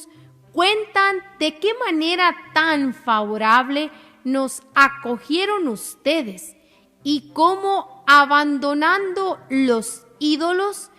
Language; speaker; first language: Spanish; native; Spanish